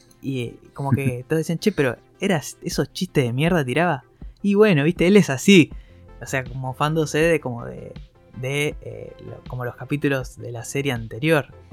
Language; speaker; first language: Spanish; native; Spanish